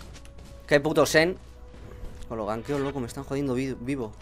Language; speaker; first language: Spanish; native; Spanish